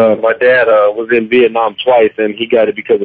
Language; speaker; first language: English; native; English